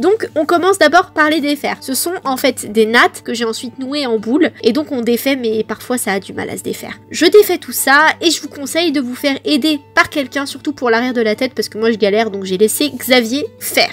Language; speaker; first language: French; native; French